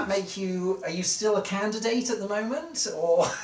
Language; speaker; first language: English; native; English